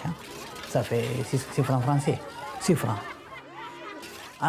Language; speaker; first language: French; non-native, local second language; Malagasy